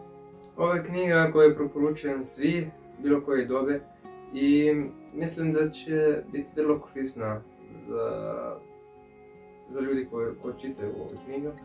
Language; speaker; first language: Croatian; early bilingual, heritage; English